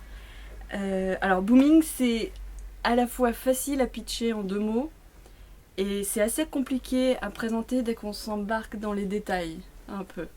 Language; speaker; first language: French; native; French